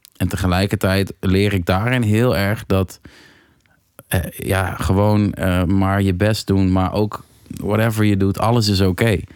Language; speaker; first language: Dutch; native; Dutch